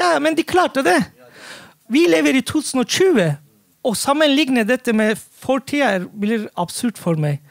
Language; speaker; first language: Norwegian; non-native, fluent; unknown